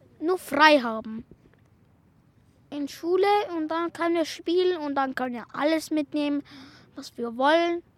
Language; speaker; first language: German; non-native, local second language; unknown